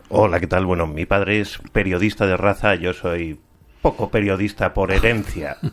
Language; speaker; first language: Spanish; native; Spanish